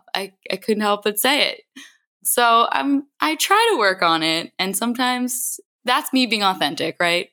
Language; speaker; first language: English; native; English